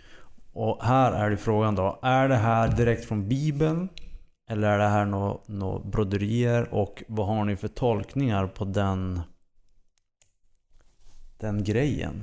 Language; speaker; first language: Swedish; native; Swedish